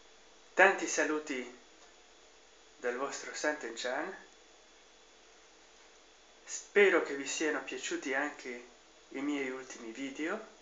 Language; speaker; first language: Italian; non-native, fluent; Spanish